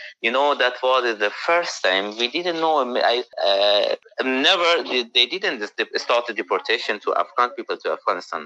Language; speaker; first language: English; non-native, learner; Persian